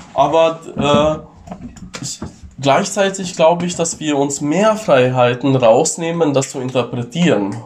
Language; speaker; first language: German; non-native, fluent; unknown